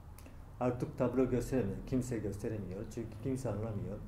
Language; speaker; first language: Turkish; non-native, learner; Japanese